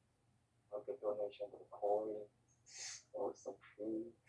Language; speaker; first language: English; non-native, learner; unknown